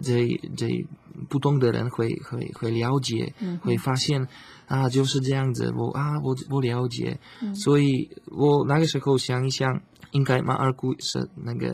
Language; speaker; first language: Chinese; non-native, learner; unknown